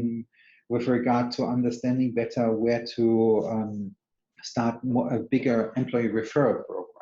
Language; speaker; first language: English; non-native, fluent; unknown